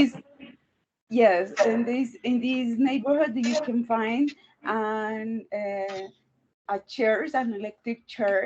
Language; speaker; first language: English; non-native, learner; Spanish